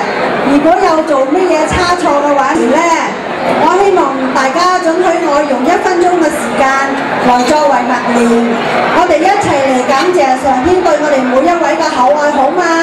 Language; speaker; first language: Chinese; early bilingual, heritage; Cantonese